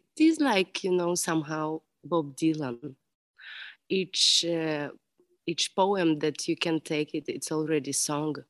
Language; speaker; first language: English; non-native, learner; Ukrainian